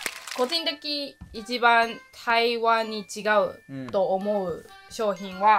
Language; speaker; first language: Japanese; non-native, learner; Chinese